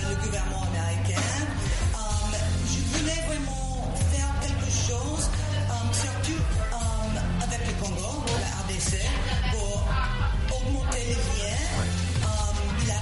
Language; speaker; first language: French; non-native, fluent; English